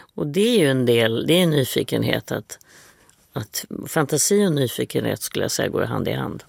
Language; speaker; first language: Swedish; native; Swedish